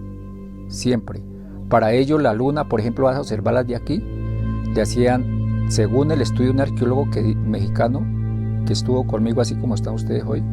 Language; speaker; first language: Spanish; native; Spanish